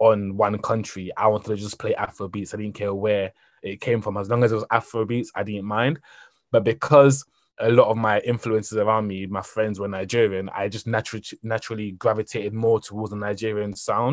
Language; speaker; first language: English; native; English